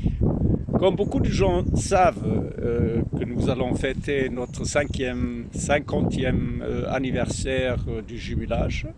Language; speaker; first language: French; non-native, learner; German